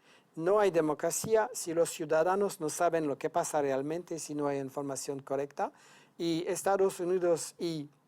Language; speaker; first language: Spanish; non-native, fluent; French